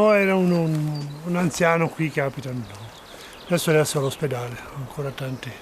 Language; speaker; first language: Italian; non-native, local second language; German